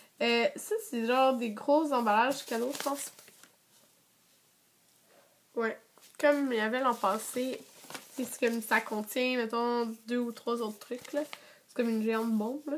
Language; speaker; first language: French; native; French